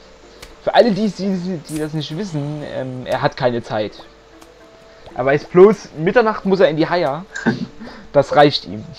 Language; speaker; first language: German; native; German